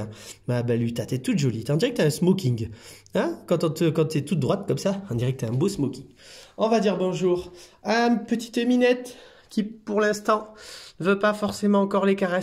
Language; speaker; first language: French; native; French